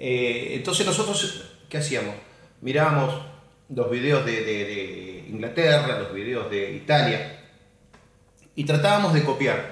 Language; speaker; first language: Spanish; native; Spanish